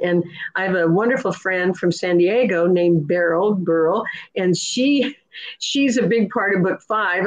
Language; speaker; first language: English; native; English